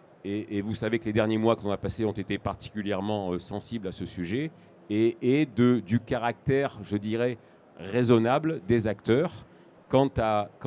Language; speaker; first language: French; native; French